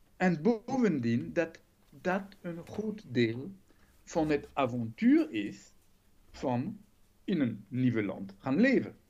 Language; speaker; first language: Dutch; non-native, fluent; French